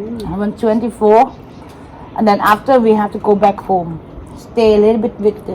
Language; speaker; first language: English; non-native, fluent; Thai